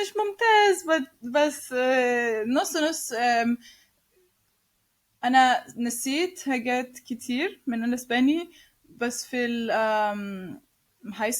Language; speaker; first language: Arabic; non-native, learner; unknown